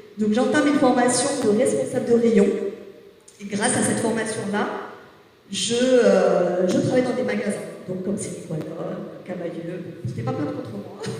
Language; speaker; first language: French; native; French